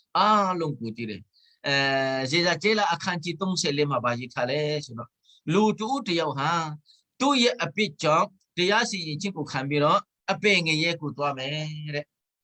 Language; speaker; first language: Burmese; non-native, local second language; Hakha Chin